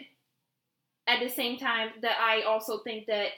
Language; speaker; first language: English; non-native, fluent; Portuguese